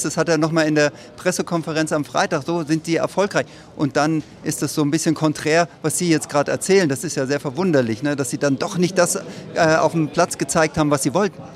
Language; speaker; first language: German; native; German